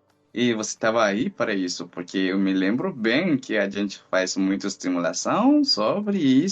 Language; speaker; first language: Portuguese; non-native, fluent; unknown